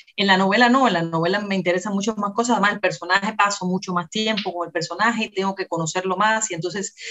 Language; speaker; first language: Spanish; native; Spanish